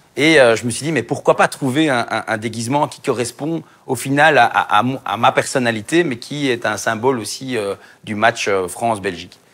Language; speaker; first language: French; native; French